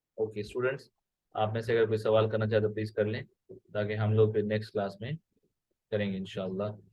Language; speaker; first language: Urdu; non-native, local second language; Sindhi